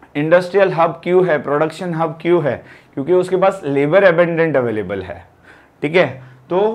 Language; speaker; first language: Hindi; non-native, local second language; Gujarati